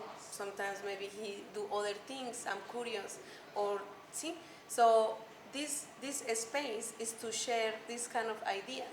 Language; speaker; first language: English; non-native, fluent; Spanish